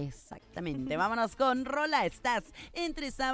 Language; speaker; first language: Spanish; native; Spanish